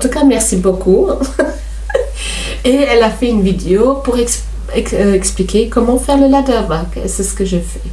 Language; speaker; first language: French; native; French